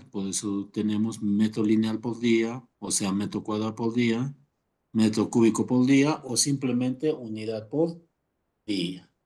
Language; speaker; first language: Spanish; native; Spanish